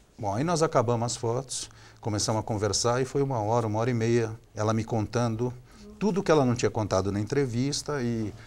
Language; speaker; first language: Portuguese; native; Portuguese